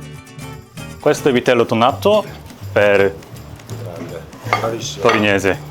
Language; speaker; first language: Italian; non-native, learner; Korean